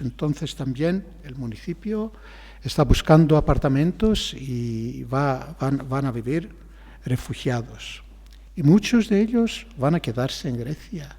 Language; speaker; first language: Spanish; non-native, fluent; Greek